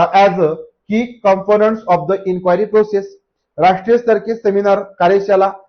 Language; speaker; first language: Hindi; non-native, local second language; Marathi